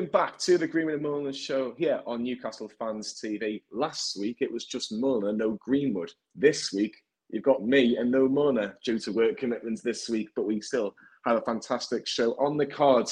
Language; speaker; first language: English; native; English